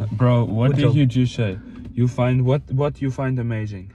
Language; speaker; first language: English; non-native, fluent; Dutch